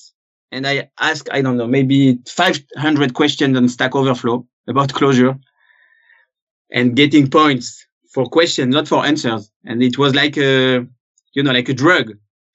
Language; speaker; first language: English; non-native, fluent; French